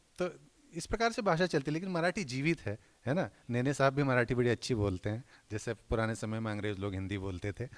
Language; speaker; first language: Hindi; non-native, local second language; Marathi